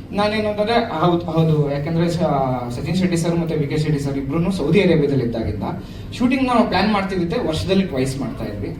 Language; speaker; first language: Kannada; native; Kannada